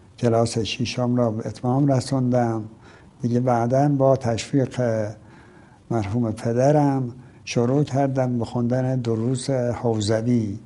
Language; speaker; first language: Persian; native; Persian